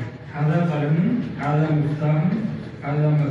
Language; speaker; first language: Arabic; non-native, learner; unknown